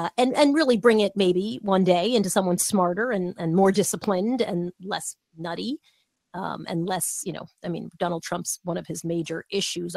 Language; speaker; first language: English; native; English